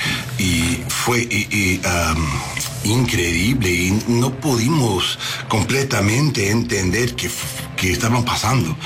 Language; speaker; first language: Spanish; non-native, learner; English